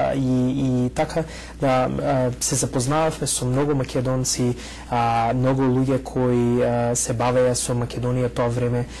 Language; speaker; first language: Macedonian; early bilingual, heritage; Macedonian